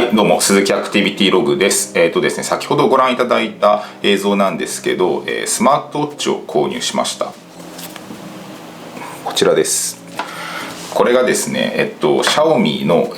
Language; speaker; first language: Japanese; native; Japanese